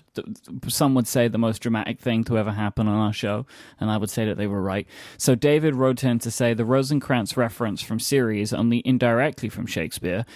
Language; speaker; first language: English; native; English